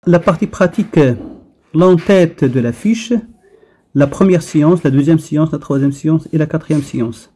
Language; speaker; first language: French; non-native, local second language; Arabic